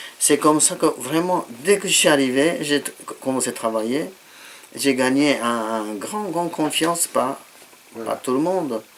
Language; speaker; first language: French; non-native, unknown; Japanese